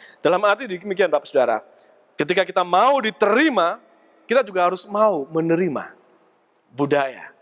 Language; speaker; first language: Indonesian; native; Indonesian